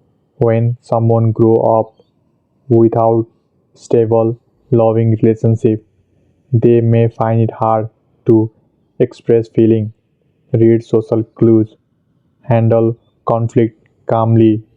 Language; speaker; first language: English; non-native, fluent; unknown